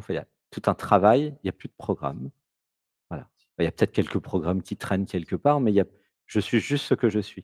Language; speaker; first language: French; native; French